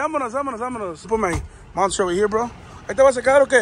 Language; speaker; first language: Spanish; early bilingual, heritage; Spanish